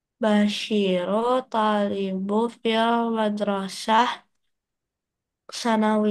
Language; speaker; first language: Arabic; non-native, learner; Indonesian